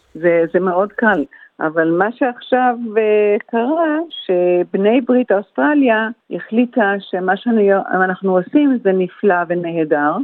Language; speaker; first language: Hebrew; early bilingual, heritage; Hebrew